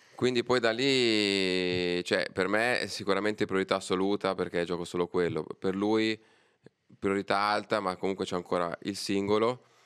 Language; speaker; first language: Italian; native; Italian